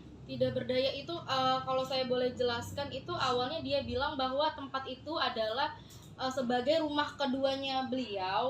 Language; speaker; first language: Indonesian; native; Indonesian